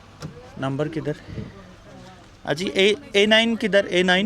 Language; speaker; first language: Hindi; non-native, learner; Bangla